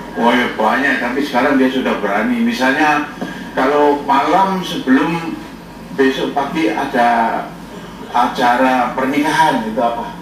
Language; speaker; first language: Indonesian; native; Indonesian